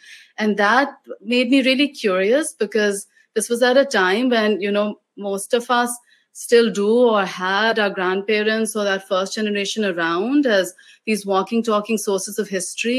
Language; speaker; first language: English; non-native, local second language; Urdu